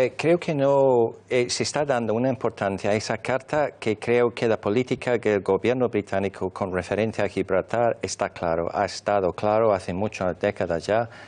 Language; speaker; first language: Spanish; non-native, fluent; English